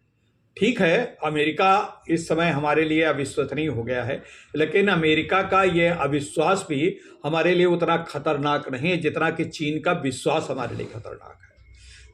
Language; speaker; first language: Hindi; native; Hindi